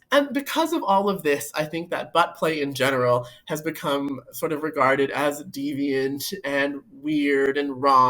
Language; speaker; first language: English; native; English